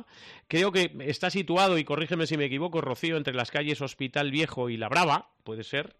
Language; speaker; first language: Spanish; native; Spanish